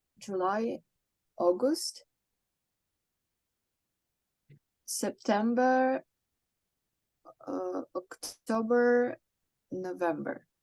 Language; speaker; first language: English; non-native, learner; Ukrainian